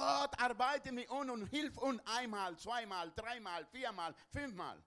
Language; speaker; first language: German; non-native, learner; Spanish